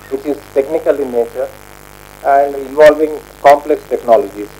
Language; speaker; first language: English; non-native, local second language; Telugu